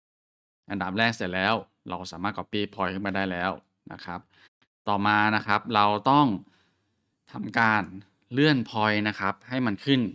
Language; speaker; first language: Thai; native; Thai